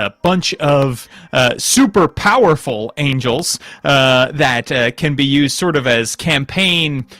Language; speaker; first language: English; native; English